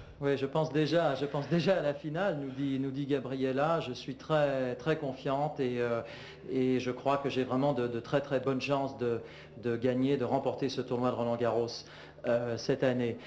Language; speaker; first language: French; native; French